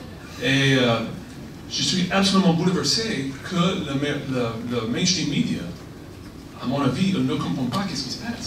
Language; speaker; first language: French; non-native, fluent; Persian